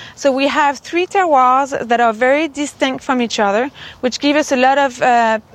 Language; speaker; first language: English; non-native, fluent; French